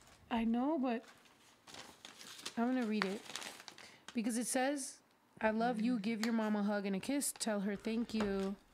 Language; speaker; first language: English; early bilingual, other home language; Spanish